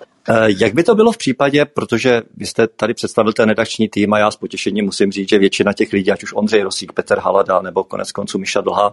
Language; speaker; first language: Czech; native; Czech